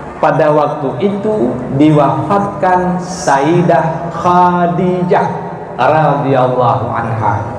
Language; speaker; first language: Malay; non-native, local second language; Achinese